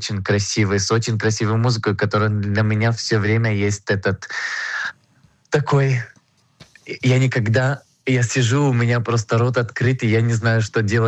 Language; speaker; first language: Russian; non-native, fluent; Hebrew